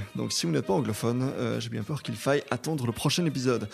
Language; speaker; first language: French; native; French